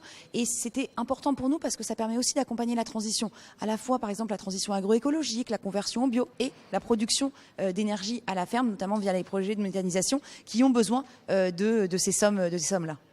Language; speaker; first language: French; native; French